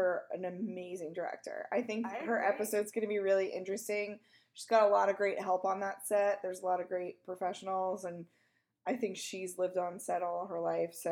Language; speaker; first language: English; native; English